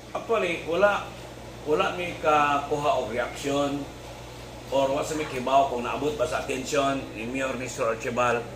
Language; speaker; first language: Cebuano; native; Cebuano